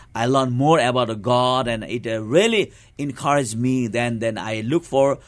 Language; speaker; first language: English; non-native, local second language; Nepali